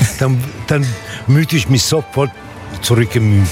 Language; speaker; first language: German; non-native, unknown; Italian